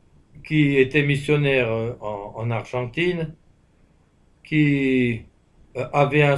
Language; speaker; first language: French; native; French